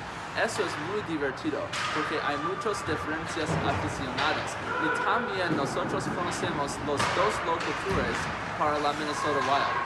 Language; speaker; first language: Spanish; non-native, learner; English